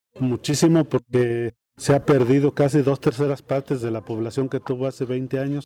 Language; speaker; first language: Spanish; native; Spanish